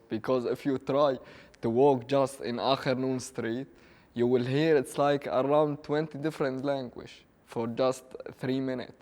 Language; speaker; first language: English; non-native, learner; Arabic